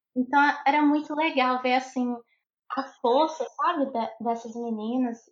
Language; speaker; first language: Portuguese; native; Portuguese